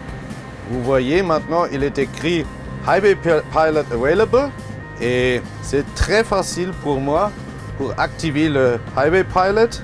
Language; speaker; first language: French; non-native, learner; German